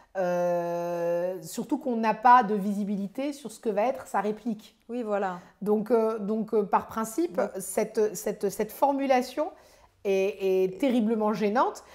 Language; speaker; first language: French; native; French